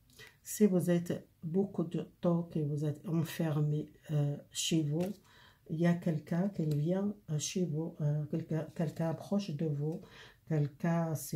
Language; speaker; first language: French; non-native, learner; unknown